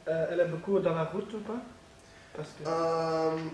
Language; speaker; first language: French; non-native, learner; Dutch